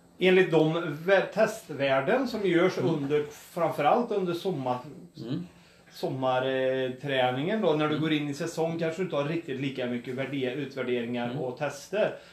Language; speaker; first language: Swedish; native; Swedish